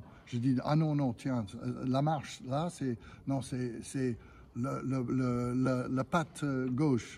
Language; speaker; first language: French; non-native, fluent; English